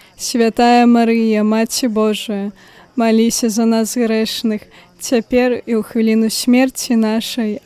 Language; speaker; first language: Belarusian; native; Belarusian